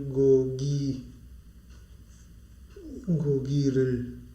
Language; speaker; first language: Korean; non-native, learner; Hindi